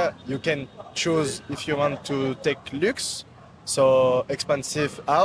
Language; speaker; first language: English; non-native, learner; French